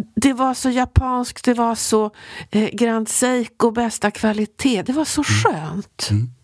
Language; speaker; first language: Swedish; native; Swedish